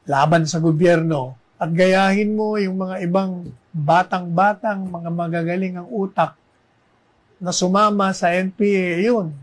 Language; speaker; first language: Filipino; native; Filipino